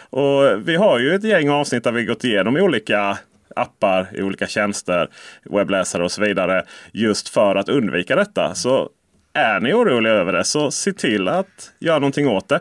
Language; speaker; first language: Swedish; native; Swedish